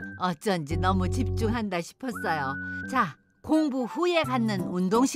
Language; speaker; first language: Korean; native; Korean